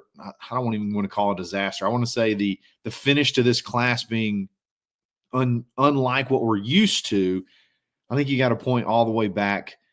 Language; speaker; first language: English; native; English